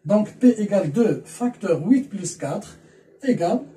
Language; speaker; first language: French; non-native, local second language; Arabic